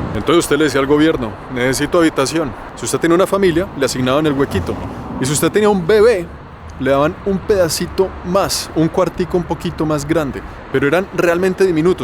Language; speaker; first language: Spanish; native; Spanish